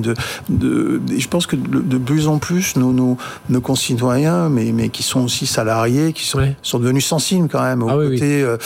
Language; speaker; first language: French; native; French